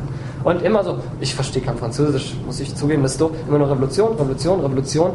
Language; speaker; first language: German; native; German